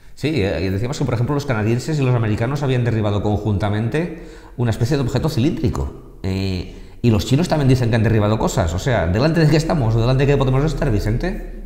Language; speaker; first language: Spanish; non-native, local second language; Catalan